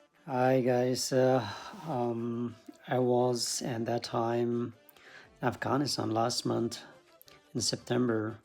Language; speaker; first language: English; non-native, learner; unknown